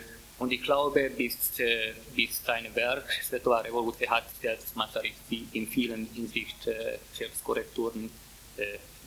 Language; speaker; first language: German; non-native, fluent; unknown